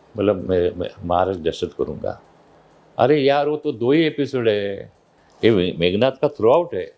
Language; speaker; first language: Hindi; non-native, local second language; Marathi